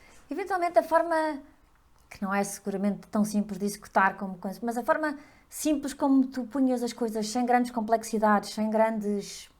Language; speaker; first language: Portuguese; native; Portuguese